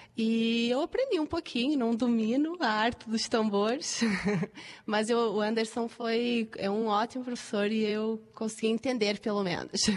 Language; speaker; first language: Portuguese; native; Portuguese